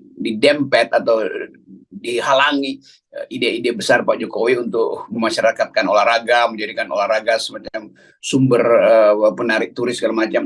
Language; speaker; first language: Indonesian; native; Indonesian